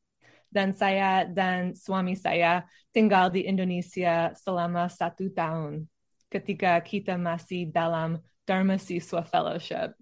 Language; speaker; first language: Indonesian; non-native, learner; English